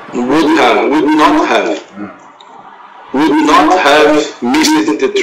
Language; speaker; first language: English; non-native, learner; Portuguese